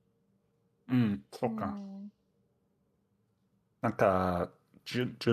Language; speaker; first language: Japanese; non-native, fluent; Danish